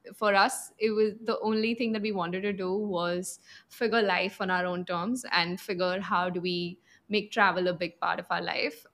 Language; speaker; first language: English; non-native, local second language; Punjabi